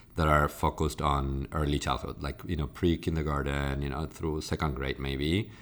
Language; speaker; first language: English; non-native, fluent; Spanish